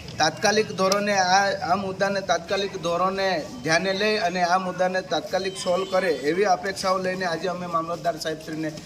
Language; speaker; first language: Gujarati; non-native, local second language; Kukna